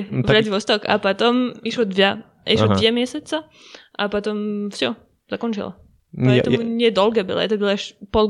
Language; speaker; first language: Russian; non-native, learner; French